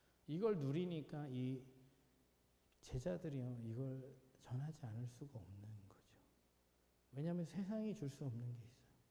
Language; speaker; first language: Korean; native; Korean